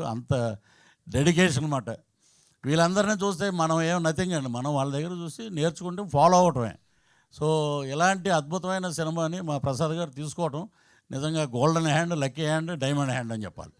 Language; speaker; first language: Telugu; native; Telugu